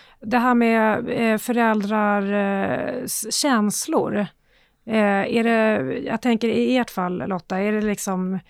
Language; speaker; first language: Swedish; native; Swedish